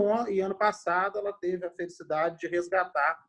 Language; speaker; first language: Portuguese; native; Portuguese